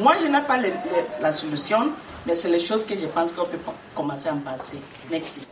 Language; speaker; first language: French; non-native, learner; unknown